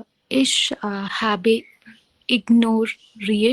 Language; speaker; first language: German; non-native, learner; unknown